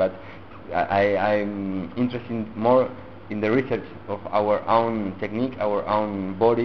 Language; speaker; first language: English; non-native, learner; Spanish